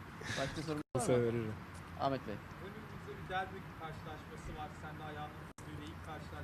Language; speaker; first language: Turkish; native; Turkish